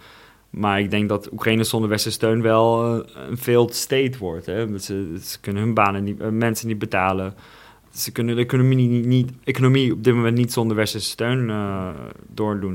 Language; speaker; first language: Dutch; non-native, fluent; Russian